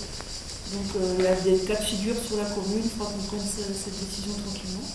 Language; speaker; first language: French; native; French